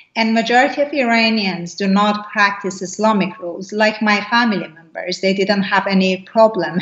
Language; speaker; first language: English; non-native, fluent; Persian